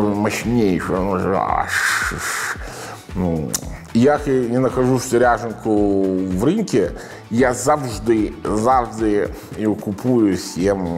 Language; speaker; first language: Ukrainian; non-native, learner; Italian